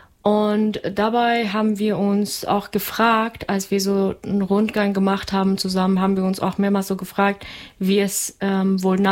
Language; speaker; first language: German; non-native, fluent; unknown